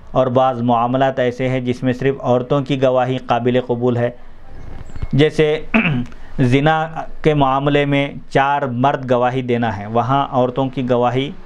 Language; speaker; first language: Urdu; native; Urdu